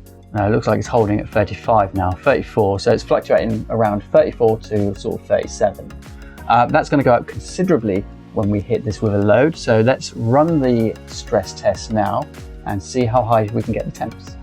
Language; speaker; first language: English; native; English